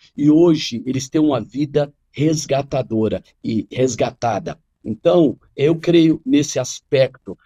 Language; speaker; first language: Portuguese; non-native, fluent; Arabic